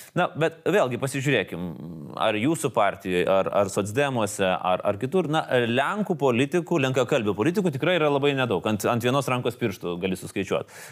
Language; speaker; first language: Lithuanian; native; Lithuanian